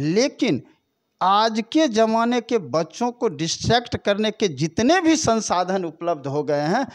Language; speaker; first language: Hindi; native; Hindi